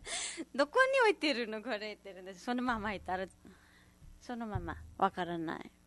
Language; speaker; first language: Japanese; non-native, learner; Nepali